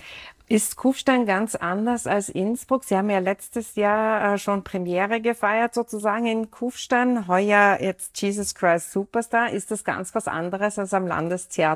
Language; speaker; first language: German; native; German